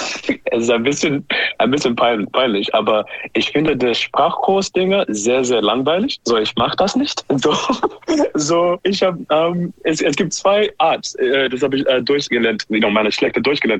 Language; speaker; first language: German; non-native, learner; English